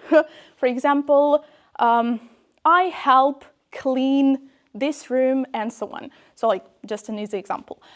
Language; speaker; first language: English; non-native, fluent; Ukrainian